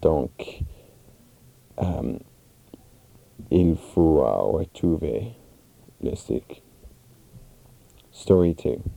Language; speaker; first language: French; non-native, learner; English